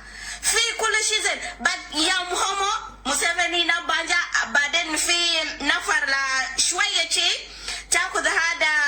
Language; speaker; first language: Arabic; non-native, learner; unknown